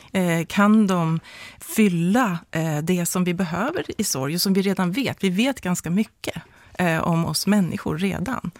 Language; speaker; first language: Swedish; native; Swedish